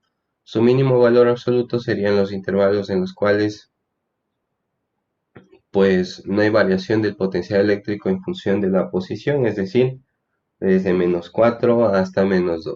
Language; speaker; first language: Spanish; native; Spanish